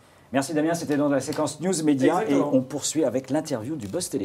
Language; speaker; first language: French; native; French